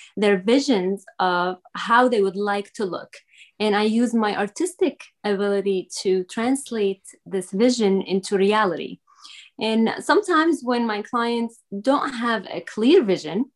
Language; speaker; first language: English; non-native, fluent; Arabic